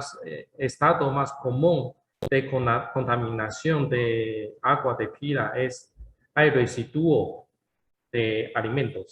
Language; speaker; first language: Spanish; non-native, learner; Chinese